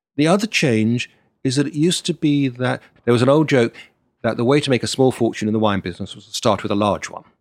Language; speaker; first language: English; native; English